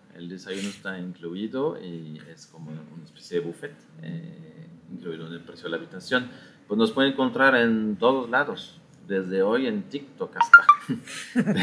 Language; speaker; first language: Spanish; non-native, fluent; French